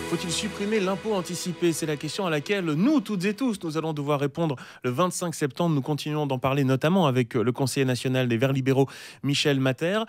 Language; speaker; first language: French; native; French